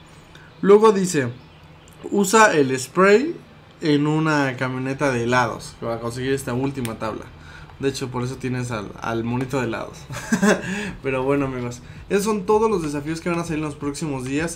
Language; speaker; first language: Spanish; native; Spanish